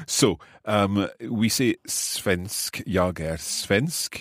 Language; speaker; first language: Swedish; non-native, learner; English